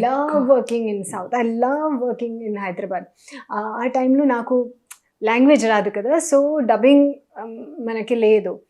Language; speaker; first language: Telugu; non-native, local second language; Hindi